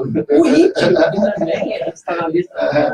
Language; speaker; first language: Portuguese; native; Portuguese